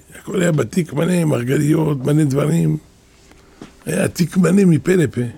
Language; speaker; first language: Hebrew; native; Hebrew